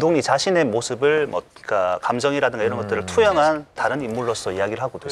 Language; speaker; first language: Korean; native; Korean